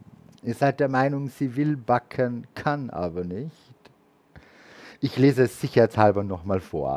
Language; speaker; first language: German; native; German